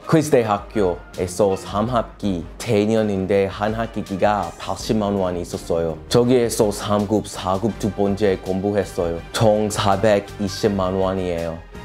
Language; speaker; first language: Korean; non-native, learner; English